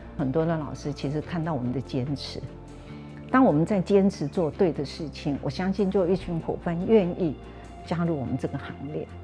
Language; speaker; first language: Chinese; non-native, local second language; Hakka Chinese